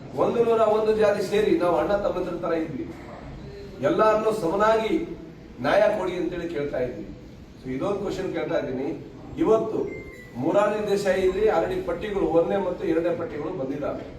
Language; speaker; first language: Kannada; non-native, local second language; Lambadi